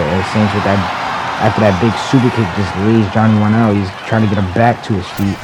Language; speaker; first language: English; native; English